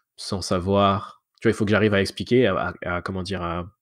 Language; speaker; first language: French; native; French